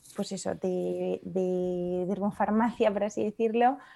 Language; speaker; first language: Spanish; native; Spanish